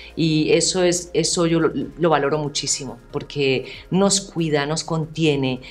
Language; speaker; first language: Spanish; native; Spanish